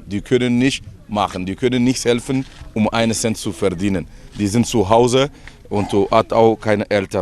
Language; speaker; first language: German; non-native, learner; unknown